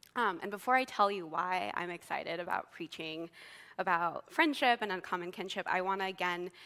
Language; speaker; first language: English; native; English